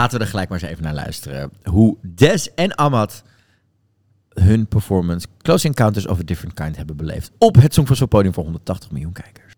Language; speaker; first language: Dutch; native; Dutch